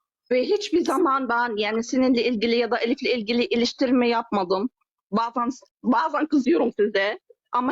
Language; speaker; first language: Turkish; non-native, fluent; Arabic